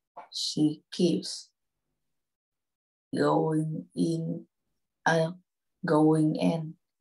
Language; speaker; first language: English; non-native, learner; Vietnamese